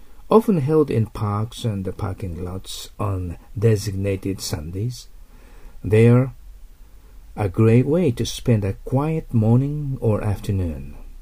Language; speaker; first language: English; non-native, fluent; Japanese